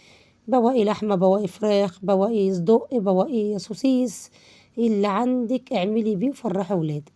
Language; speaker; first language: Arabic; native; Arabic